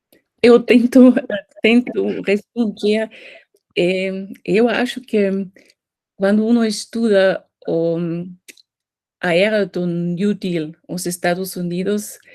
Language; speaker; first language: Portuguese; non-native, fluent; German